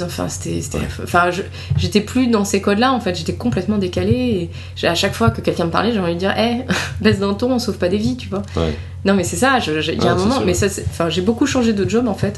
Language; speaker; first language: French; native; French